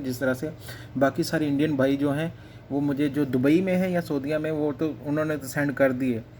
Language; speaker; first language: Urdu; non-native, local second language; Punjabi